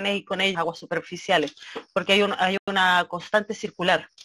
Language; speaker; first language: Spanish; native; Spanish